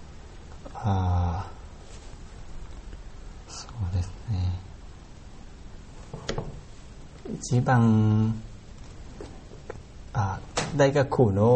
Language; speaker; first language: Japanese; non-native, learner; Thai